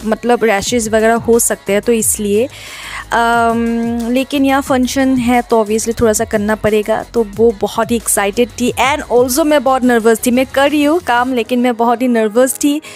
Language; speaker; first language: Hindi; non-native, local second language; Assamese